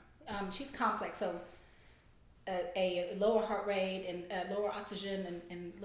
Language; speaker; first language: English; non-native, fluent; German